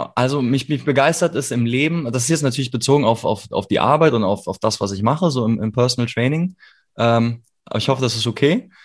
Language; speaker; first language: German; native; German